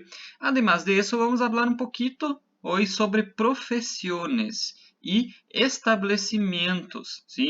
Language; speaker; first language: Spanish; non-native, fluent; Portuguese